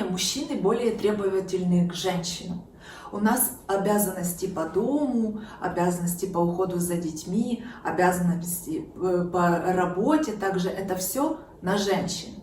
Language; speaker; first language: Russian; native; Russian